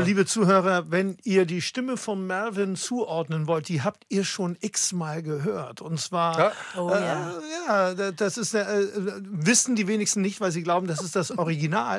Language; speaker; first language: German; native; German